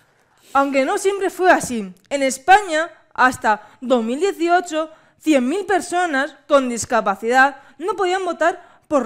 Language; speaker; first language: Spanish; native; Spanish